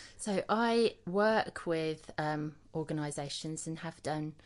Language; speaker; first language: English; native; English